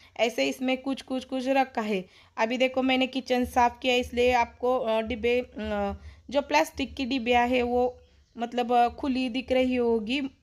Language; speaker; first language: Hindi; non-native, local second language; Marathi